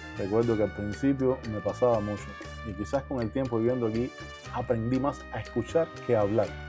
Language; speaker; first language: Spanish; native; Spanish